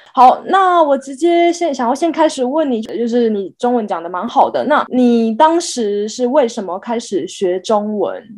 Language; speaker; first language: Chinese; native; Chinese